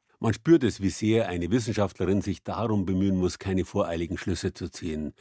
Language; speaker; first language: German; native; German